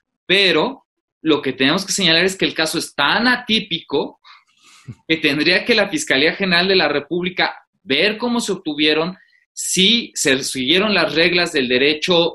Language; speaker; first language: Spanish; native; Spanish